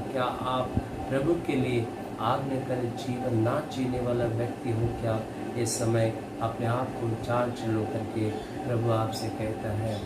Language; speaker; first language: Hindi; non-native, local second language; Kannada